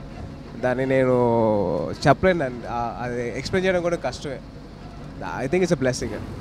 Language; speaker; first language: Telugu; native; Telugu